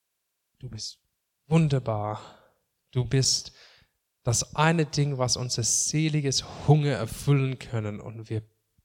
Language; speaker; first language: German; non-native, fluent; English